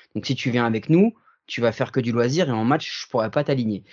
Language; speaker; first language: French; native; French